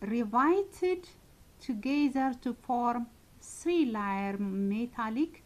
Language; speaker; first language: English; non-native, local second language; Amharic